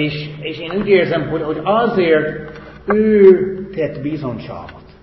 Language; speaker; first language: Hungarian; non-native, fluent; English